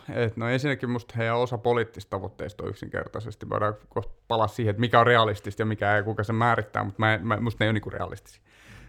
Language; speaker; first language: Finnish; native; Finnish